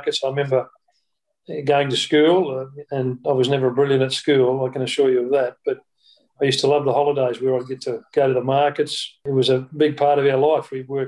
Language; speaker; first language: English; native; English